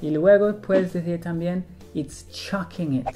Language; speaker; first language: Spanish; non-native, fluent; English